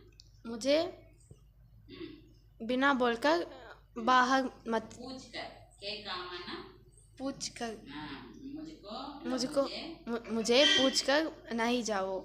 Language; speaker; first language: Hindi; non-native, learner; Tamil